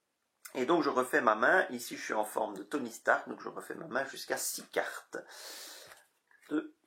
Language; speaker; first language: French; native; French